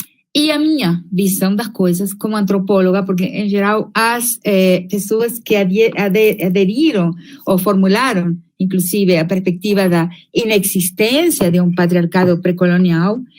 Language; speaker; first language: Portuguese; non-native, fluent; Spanish